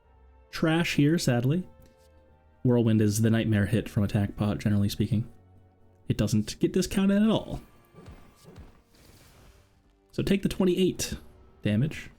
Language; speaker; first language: English; native; English